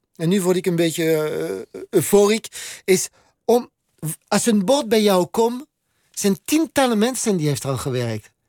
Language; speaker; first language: Dutch; non-native, learner; French